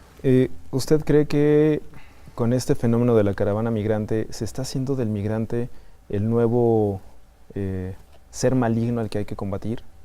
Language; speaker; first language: Spanish; native; Spanish